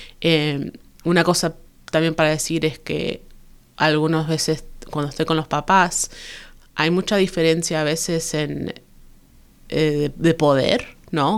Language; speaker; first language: Spanish; early bilingual, heritage; Spanish